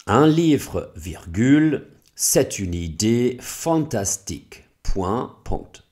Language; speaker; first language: French; non-native, fluent; German